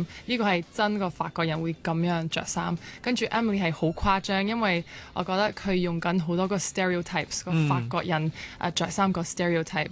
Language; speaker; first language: Cantonese; non-native, local second language; French